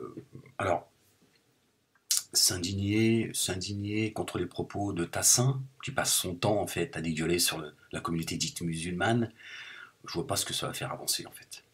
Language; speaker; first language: French; native; French